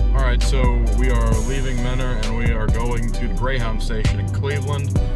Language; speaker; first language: English; native; English